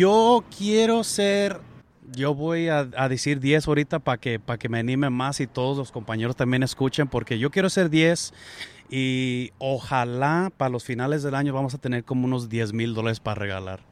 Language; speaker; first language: Spanish; early bilingual, heritage; Spanish